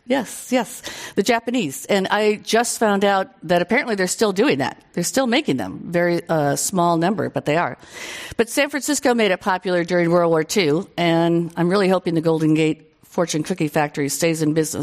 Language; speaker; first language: English; native; English